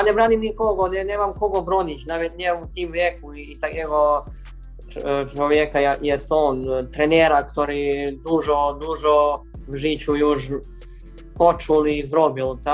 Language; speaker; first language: Polish; non-native, learner; Serbian